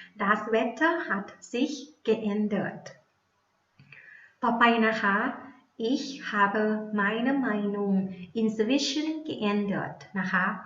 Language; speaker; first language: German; non-native, learner; Thai